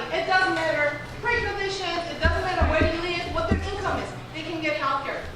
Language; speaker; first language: English; non-native, fluent; German